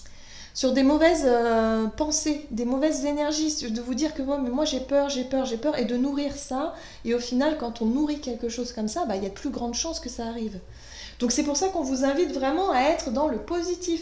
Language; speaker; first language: French; native; French